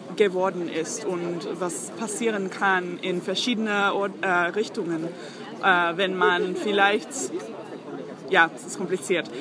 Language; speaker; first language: German; non-native, learner; Spanish